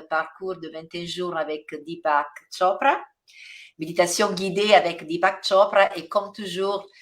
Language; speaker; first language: French; non-native, fluent; Italian